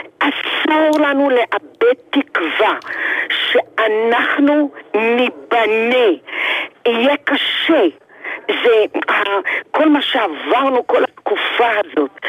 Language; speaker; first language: Hebrew; early bilingual, other home language; Arabic